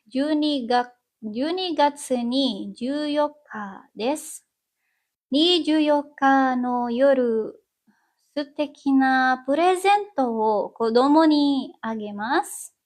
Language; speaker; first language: Japanese; non-native, learner; Indonesian